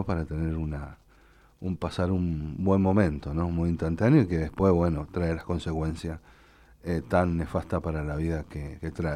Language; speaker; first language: Spanish; native; Spanish